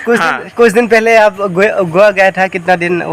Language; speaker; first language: Hindi; non-native, local second language; Assamese